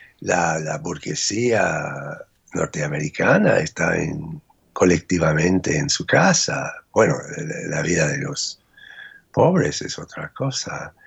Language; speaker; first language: Spanish; non-native, fluent; English